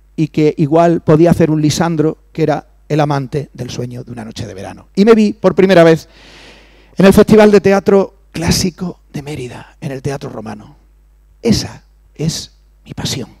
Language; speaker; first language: Spanish; native; Spanish